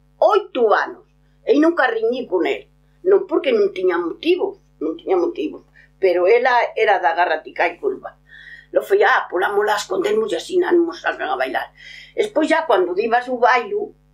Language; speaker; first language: Galician; native; Galician